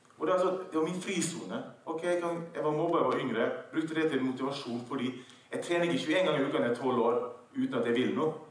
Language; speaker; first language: Norwegian; native; Norwegian